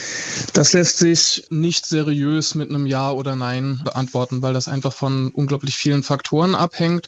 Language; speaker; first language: German; native; German